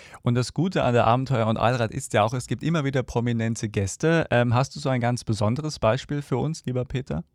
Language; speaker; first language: German; native; German